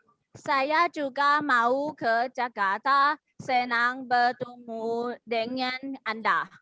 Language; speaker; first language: Indonesian; non-native, learner; Thai